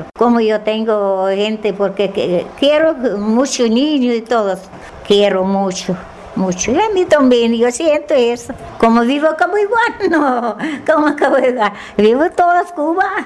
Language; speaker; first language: Spanish; non-native, learner; Russian